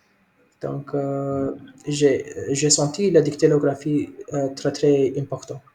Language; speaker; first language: French; non-native, learner; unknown